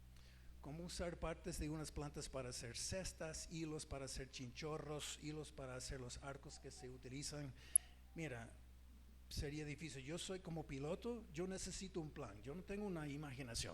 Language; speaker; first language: Spanish; non-native, fluent; English